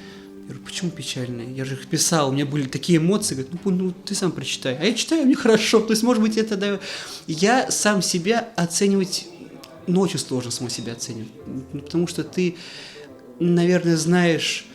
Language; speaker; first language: Russian; native; Russian